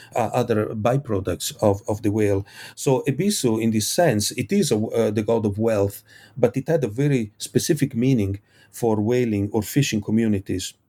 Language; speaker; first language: English; non-native, fluent; Italian